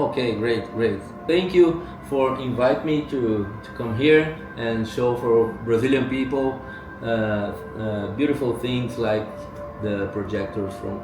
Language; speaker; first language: English; non-native, learner; Portuguese